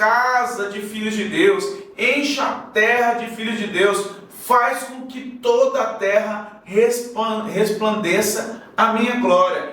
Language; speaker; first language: Portuguese; native; Portuguese